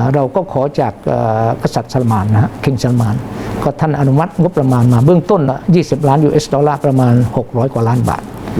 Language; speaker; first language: Thai; non-native, local second language; Malay